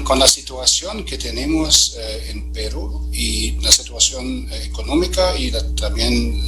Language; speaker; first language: Spanish; non-native, fluent; German